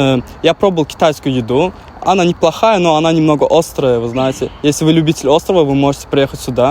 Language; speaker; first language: Russian; non-native, fluent; Turkmen